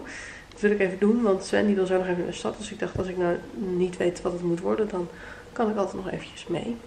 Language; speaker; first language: Dutch; native; Dutch